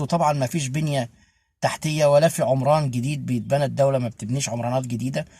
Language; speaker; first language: Arabic; native; Arabic